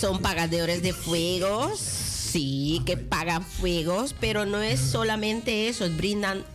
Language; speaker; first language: Spanish; non-native, local second language; Dutch